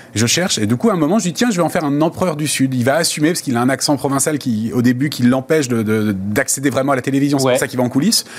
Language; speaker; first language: French; native; French